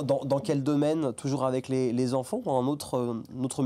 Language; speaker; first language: French; native; French